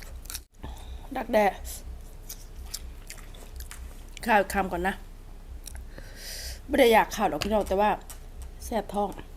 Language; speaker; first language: Thai; non-native, local second language; Northeastern Thai